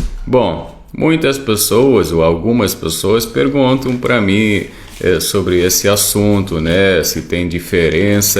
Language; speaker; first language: Portuguese; non-native, fluent; Arabic